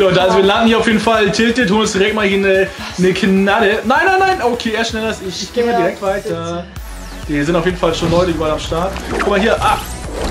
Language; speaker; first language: German; native; German